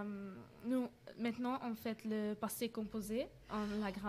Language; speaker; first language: French; non-native, learner; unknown